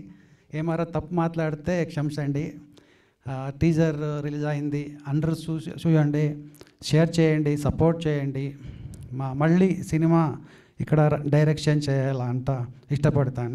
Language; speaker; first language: Telugu; non-native, learner; Kannada